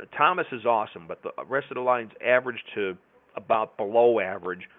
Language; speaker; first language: English; native; English